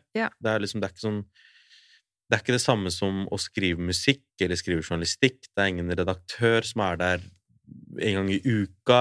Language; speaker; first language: Norwegian; early bilingual, other home language; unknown